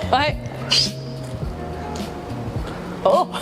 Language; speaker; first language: French; non-native, learner; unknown